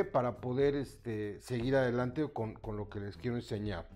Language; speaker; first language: Spanish; native; Spanish